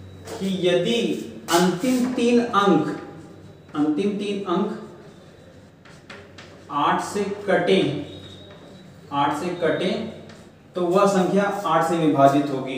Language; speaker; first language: Hindi; native; Hindi